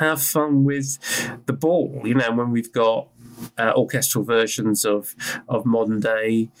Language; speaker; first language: English; native; English